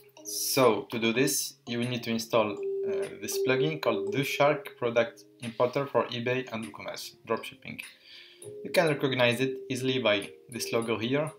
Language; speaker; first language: English; non-native, fluent; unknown